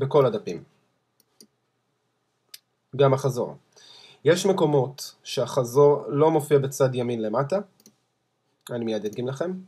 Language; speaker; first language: Hebrew; native; Hebrew